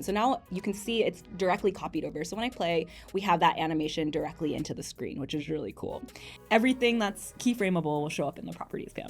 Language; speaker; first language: English; native; English